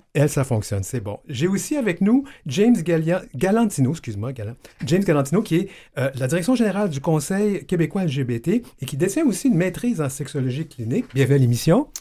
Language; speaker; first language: French; native; French